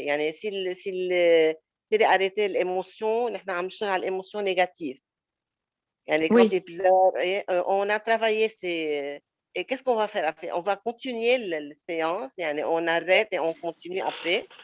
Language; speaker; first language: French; non-native, local second language; Arabic